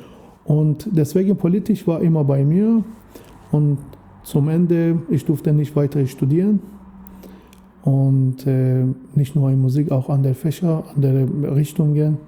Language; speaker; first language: German; non-native, fluent; Persian